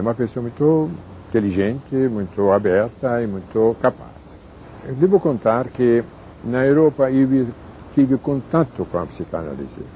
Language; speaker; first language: Portuguese; non-native, fluent; Hungarian